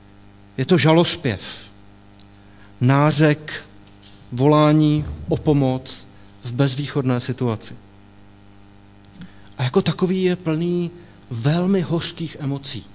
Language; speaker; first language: Czech; native; Czech